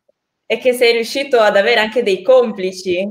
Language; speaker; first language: Italian; native; Italian